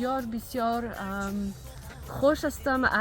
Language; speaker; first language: Persian; non-native, learner; French